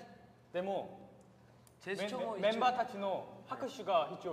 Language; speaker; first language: Japanese; non-native, learner; Korean